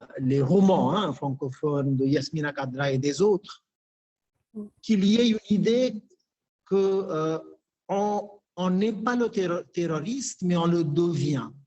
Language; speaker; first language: French; non-native, fluent; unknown